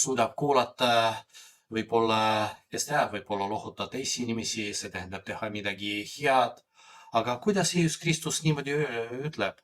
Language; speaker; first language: Estonian; non-native, fluent; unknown